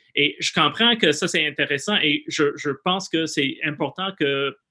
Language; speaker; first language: French; non-native, fluent; English